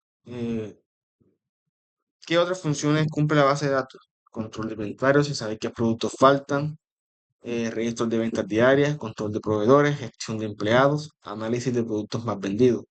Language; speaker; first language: Spanish; native; Spanish